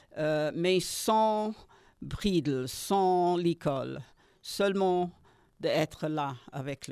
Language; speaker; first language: French; non-native, learner; English